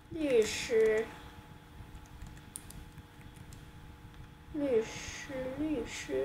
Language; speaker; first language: Chinese; non-native, learner; Vietnamese